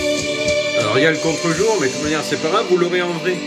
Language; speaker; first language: French; native; French